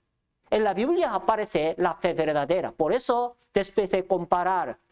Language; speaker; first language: Spanish; non-native, fluent; Korean